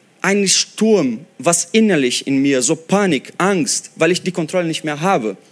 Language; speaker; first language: German; non-native, fluent; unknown